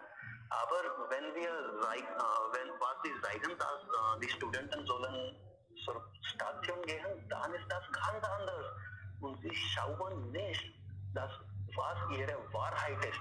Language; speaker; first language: German; non-native, learner; Hindi